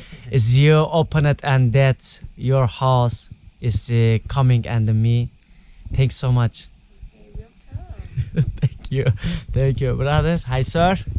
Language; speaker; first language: English; non-native, learner; Turkish